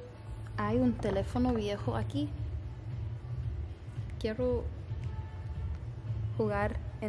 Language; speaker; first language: Spanish; non-native, learner; English